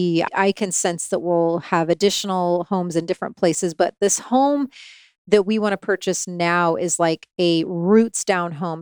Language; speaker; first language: English; native; English